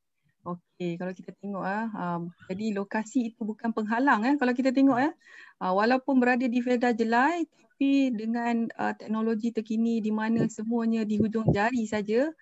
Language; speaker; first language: Malay; native; Malay